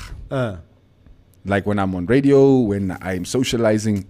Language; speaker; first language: English; non-native, local second language; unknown